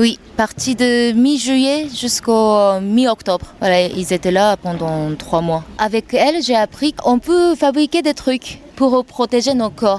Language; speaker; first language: French; non-native, learner; Japanese